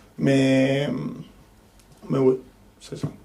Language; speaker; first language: French; non-native, fluent; Spanish